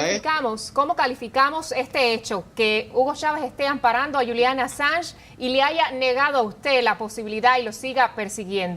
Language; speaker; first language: Spanish; native; Spanish